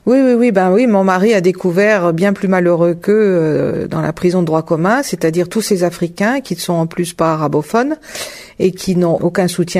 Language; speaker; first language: French; native; French